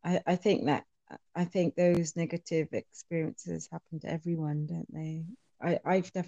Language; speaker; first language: English; native; English